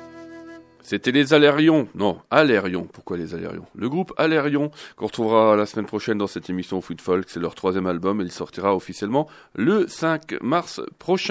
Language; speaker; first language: French; native; French